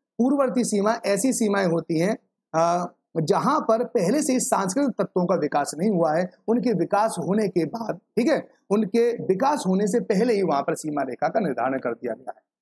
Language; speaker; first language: Hindi; native; Hindi